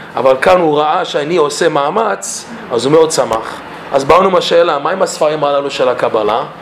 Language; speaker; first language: Hebrew; non-native, fluent; English